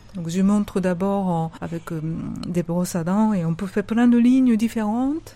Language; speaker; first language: French; non-native, fluent; Japanese